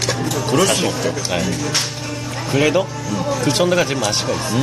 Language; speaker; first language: Korean; non-native, fluent; Japanese